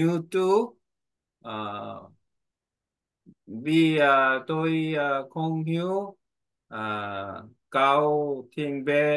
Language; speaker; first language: Vietnamese; non-native, learner; Korean